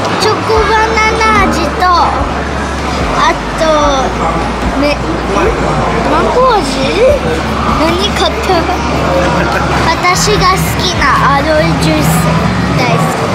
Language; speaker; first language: Japanese; early bilingual, heritage; Japanese